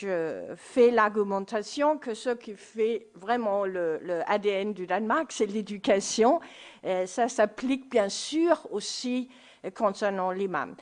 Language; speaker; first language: French; non-native, fluent; Danish